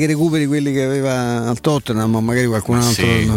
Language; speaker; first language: Italian; native; Italian